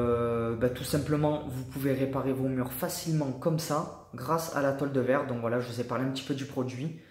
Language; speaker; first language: French; native; French